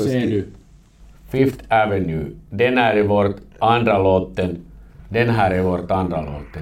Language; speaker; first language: Swedish; non-native, learner; Finnish